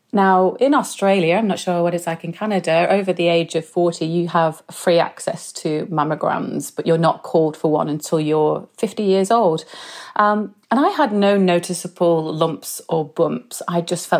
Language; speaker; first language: English; native; English